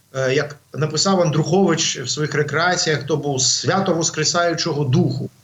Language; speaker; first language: Ukrainian; non-native, local second language; Russian